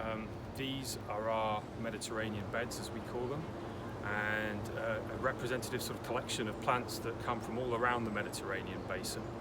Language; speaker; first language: English; native; English